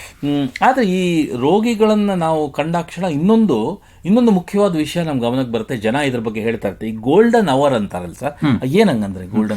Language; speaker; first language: Kannada; native; Kannada